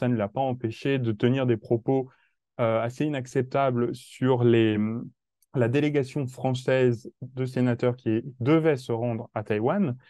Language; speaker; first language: French; native; French